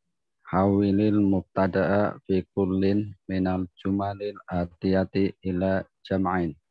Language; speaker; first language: Arabic; non-native, learner; Indonesian